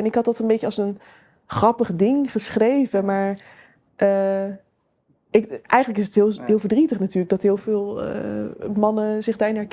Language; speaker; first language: Dutch; native; Dutch